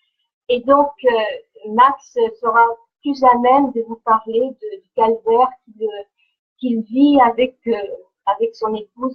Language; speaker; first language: French; native; French